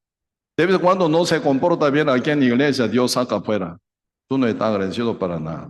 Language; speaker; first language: Spanish; non-native, fluent; Korean